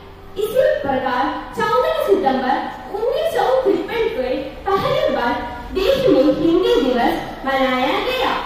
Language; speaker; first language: Hindi; non-native, local second language; Malayalam